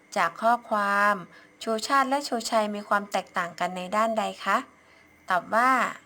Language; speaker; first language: Thai; native; Thai